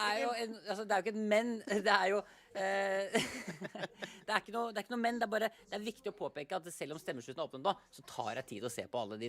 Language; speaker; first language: Norwegian; native; Norwegian